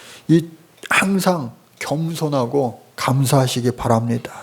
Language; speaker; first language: Korean; native; Korean